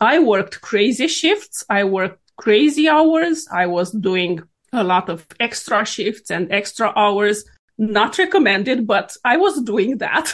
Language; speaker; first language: English; non-native, fluent; Romanian